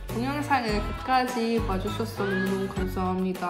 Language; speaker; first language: Korean; non-native, fluent; German